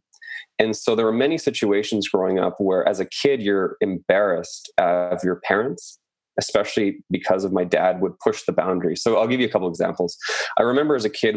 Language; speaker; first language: English; native; English